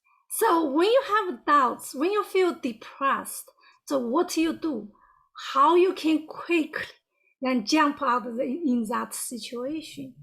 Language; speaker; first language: English; non-native, fluent; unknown